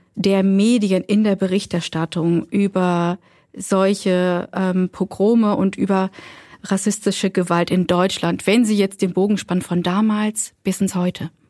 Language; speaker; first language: German; native; German